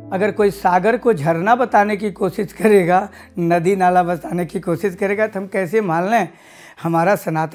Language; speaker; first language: Hindi; native; Hindi